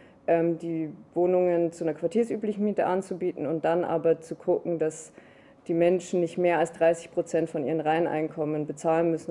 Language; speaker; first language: German; native; German